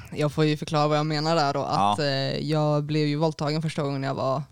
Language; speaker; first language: Swedish; native; Swedish